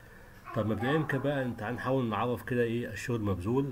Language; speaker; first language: Arabic; native; Arabic